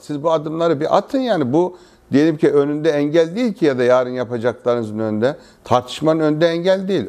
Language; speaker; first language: Turkish; native; Turkish